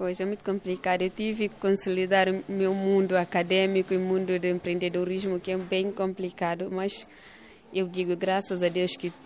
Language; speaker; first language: Portuguese; non-native, local second language; Upper Guinea Crioulo